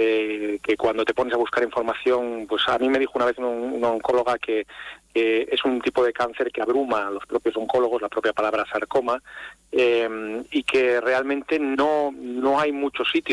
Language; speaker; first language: Spanish; native; Spanish